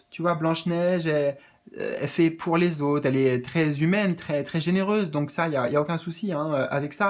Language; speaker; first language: French; native; French